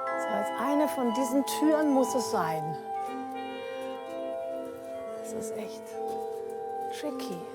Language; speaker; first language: German; native; German